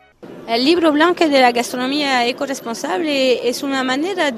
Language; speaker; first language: Spanish; non-native, fluent; French